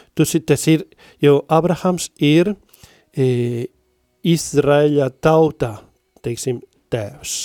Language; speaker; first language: Latvian; non-native, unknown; Spanish